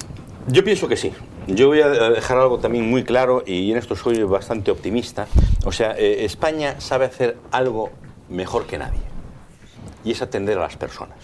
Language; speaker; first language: Spanish; native; Spanish